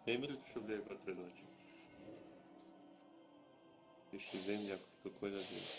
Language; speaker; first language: Bulgarian; native; Bulgarian